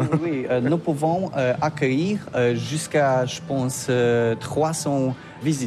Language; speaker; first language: French; non-native, learner; Polish